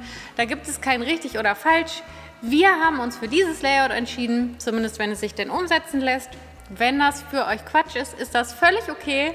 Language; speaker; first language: German; native; German